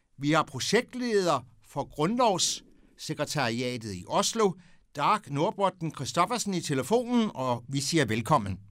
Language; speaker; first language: Danish; native; Danish